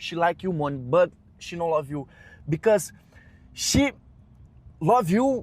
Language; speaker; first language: English; non-native, learner; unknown